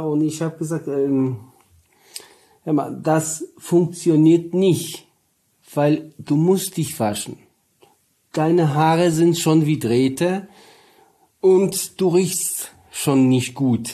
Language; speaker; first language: German; non-native, learner; Polish